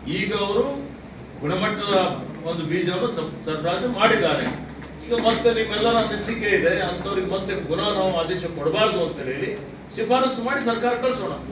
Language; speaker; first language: Kannada; native; Kannada